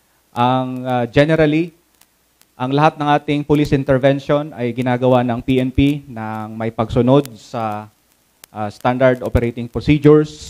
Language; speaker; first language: Filipino; native; Filipino